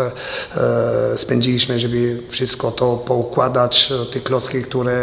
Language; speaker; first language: Polish; non-native, fluent; Albanian